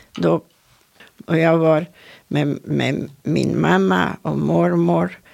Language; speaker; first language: Swedish; non-native, fluent; Hungarian